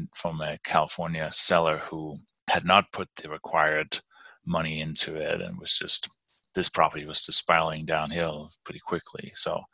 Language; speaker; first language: English; non-native, fluent; Danish